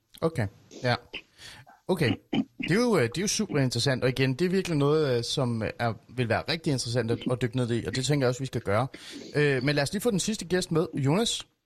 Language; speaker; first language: Danish; early bilingual, other home language; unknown